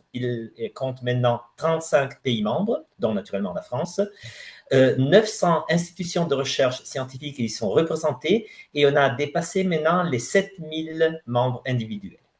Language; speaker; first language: French; non-native, fluent; Italian